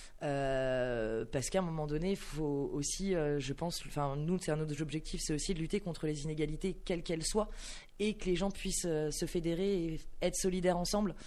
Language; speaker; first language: French; native; French